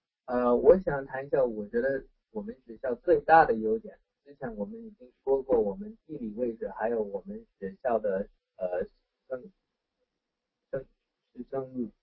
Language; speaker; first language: Chinese; non-native, fluent; English